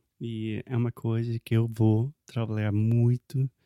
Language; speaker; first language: Portuguese; non-native, fluent; English